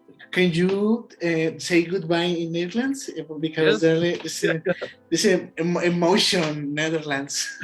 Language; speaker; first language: English; non-native, learner; Spanish